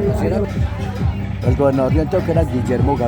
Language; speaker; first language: Spanish; native; Spanish